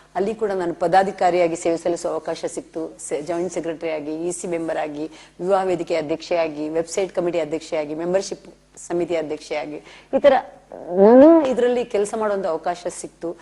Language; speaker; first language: Kannada; non-native, local second language; Tulu